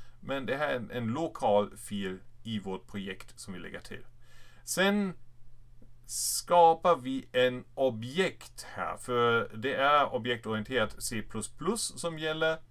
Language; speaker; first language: Swedish; non-native, fluent; German